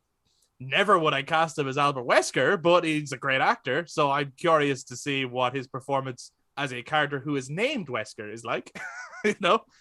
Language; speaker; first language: English; native; English